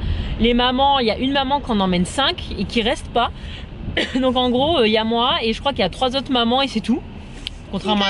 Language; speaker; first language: French; native; French